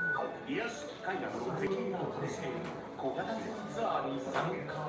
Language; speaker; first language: Japanese; native; Japanese